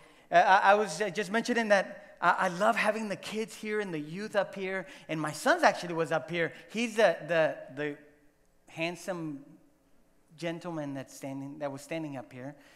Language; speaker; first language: English; non-native, fluent; Spanish